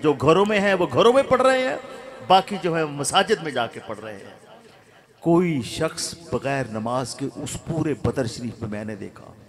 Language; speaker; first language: Urdu; non-native, local second language; Punjabi